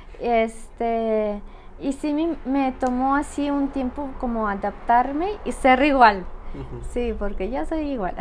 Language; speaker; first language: Spanish; non-native, fluent; Russian